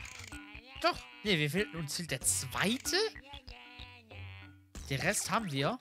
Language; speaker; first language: German; native; German